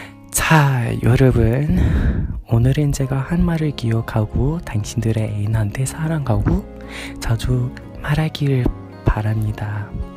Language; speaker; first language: Korean; non-native, learner; English